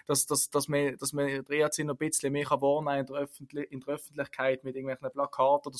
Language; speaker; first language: German; native; German